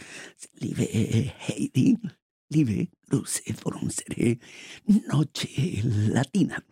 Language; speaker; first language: German; non-native, learner; Spanish